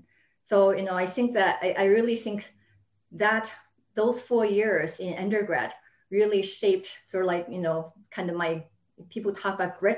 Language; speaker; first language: English; non-native, fluent; Chinese